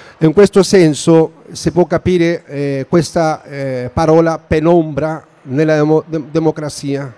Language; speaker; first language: Italian; non-native, fluent; Spanish